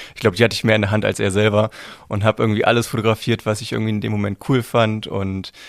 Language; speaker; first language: German; native; German